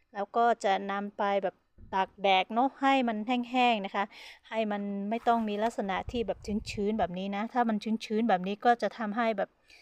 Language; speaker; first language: Thai; non-native, local second language; Hmong